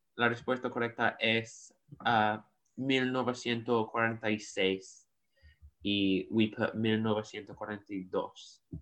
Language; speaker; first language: Spanish; non-native, learner; English